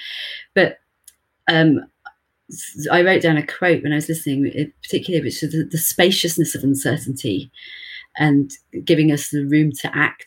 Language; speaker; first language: English; native; English